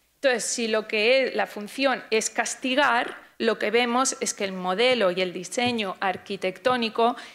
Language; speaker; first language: Spanish; native; Spanish